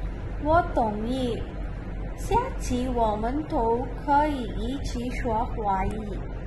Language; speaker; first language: Chinese; non-native, learner; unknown